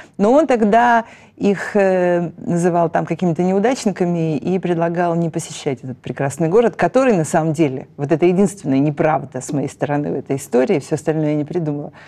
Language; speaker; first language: Russian; native; Russian